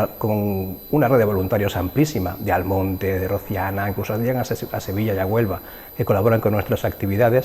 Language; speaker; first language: Spanish; native; Spanish